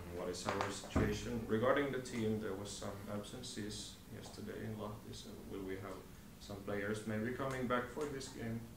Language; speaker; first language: English; non-native, fluent; Finnish